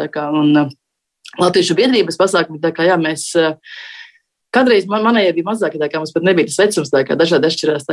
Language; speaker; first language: Latvian; native; Latvian